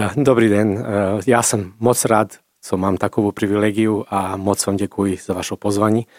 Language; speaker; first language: Czech; non-native, fluent; Serbian